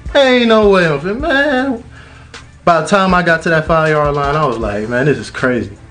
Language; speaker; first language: English; native; English